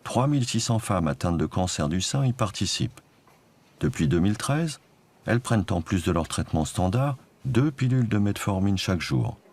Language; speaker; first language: French; native; French